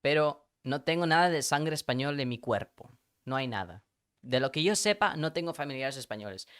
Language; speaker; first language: Spanish; early bilingual, other home language; English